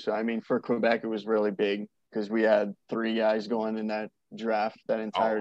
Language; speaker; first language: English; non-native, fluent; French